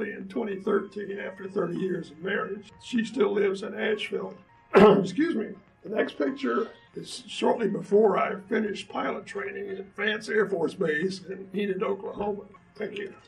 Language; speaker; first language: English; native; English